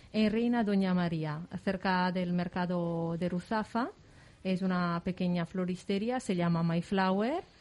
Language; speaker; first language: Spanish; non-native, fluent; Italian